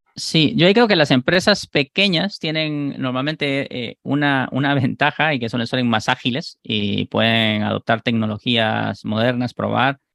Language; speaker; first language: Spanish; native; Spanish